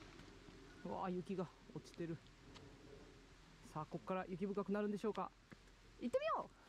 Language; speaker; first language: Japanese; native; Japanese